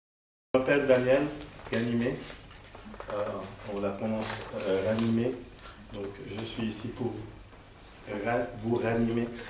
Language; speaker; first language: French; non-native, local second language; Arabic